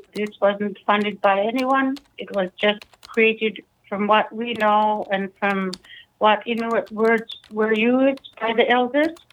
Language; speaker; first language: English; non-native, fluent; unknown